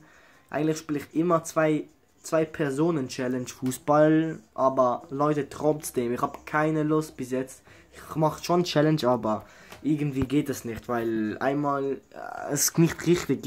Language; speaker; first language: German; early bilingual, other home language; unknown